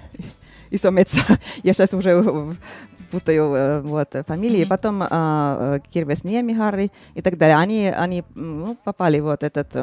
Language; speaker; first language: Russian; non-native, fluent; Finnish